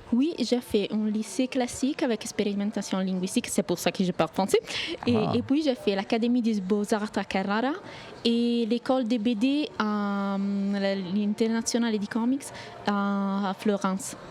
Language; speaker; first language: French; non-native, fluent; Italian